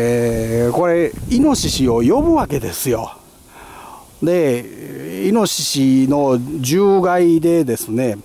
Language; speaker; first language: Japanese; native; Japanese